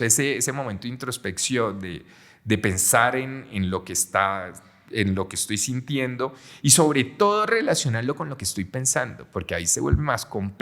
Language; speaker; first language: Spanish; native; Spanish